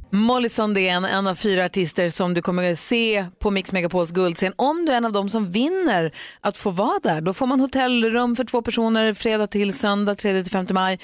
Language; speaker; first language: Swedish; native; Swedish